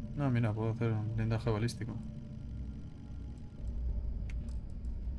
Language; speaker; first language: Spanish; native; Spanish